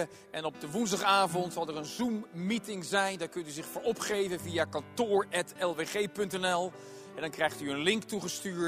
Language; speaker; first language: Dutch; native; Dutch